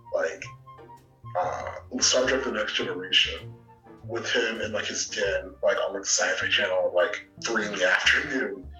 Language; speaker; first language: English; native; English